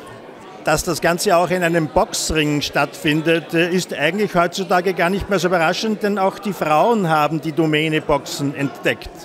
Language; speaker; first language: German; native; German